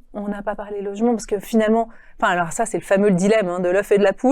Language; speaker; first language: French; native; French